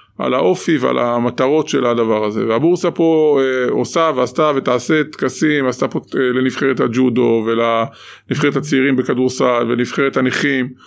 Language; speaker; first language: Hebrew; native; Hebrew